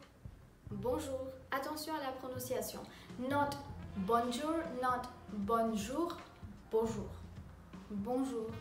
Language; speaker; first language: French; non-native, fluent; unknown